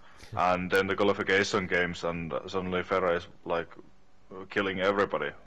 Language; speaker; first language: English; non-native, learner; Finnish